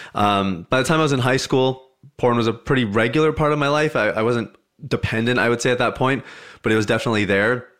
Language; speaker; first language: English; early bilingual, other home language; Hindi